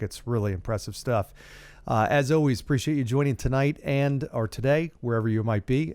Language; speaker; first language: English; native; English